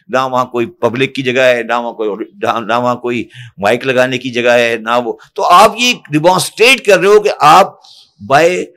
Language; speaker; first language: Urdu; native; Urdu